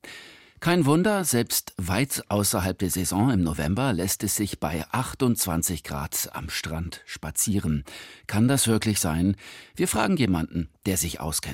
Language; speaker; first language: German; native; German